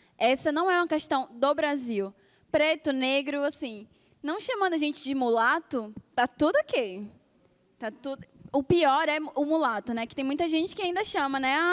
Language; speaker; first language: Portuguese; native; Portuguese